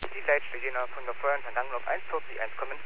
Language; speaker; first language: German; native; German